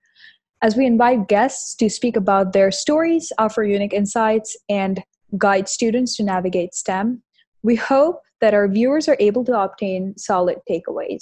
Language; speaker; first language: English; non-native, local second language; Hindi